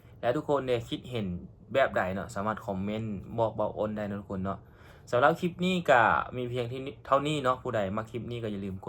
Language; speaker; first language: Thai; non-native, local second language; Northeastern Thai